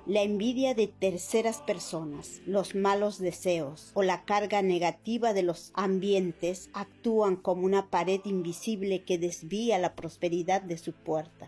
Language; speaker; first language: Spanish; native; Spanish